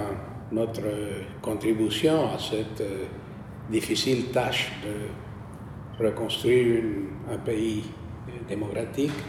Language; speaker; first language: French; non-native, fluent; Spanish